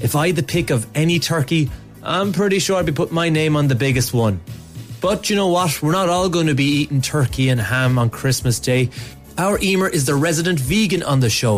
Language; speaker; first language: English; native; English